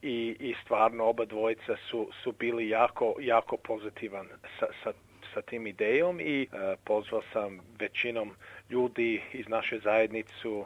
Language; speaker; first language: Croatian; early bilingual, heritage; English